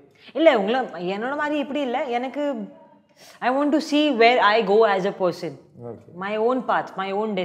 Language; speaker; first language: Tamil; non-native, learner; Hindi